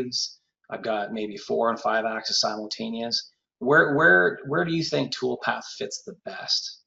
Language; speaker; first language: English; native; English